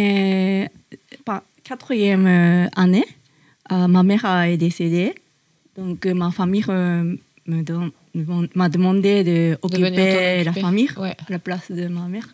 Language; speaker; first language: French; non-native, learner; Japanese